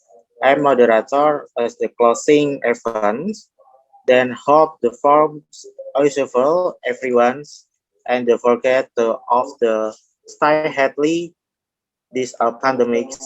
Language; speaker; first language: English; non-native, learner; Indonesian